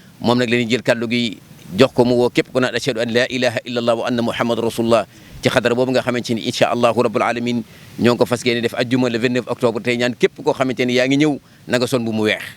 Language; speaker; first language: Wolof; native; Wolof